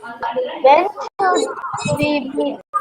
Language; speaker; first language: English; non-native, learner; Tamil